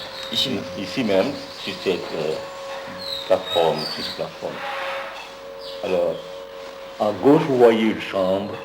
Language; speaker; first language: French; non-native, local second language; Bangla